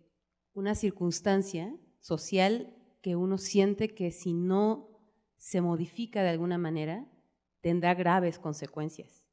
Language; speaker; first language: Spanish; native; Spanish